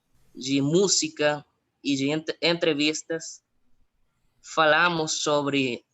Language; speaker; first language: Portuguese; non-native, fluent; Spanish